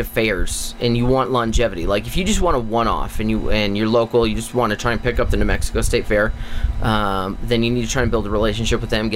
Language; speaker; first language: English; native; English